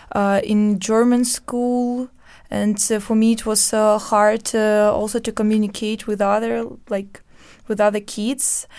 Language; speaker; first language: English; early bilingual, other home language; Ukrainian